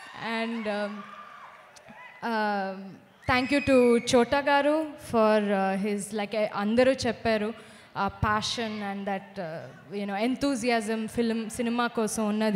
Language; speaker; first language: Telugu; non-native, fluent; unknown